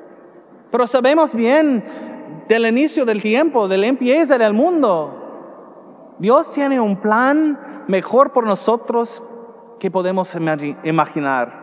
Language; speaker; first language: Spanish; non-native, learner; English